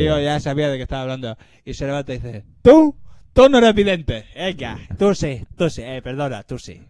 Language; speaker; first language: Spanish; native; Spanish